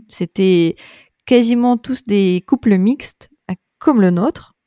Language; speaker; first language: French; non-native, fluent; Russian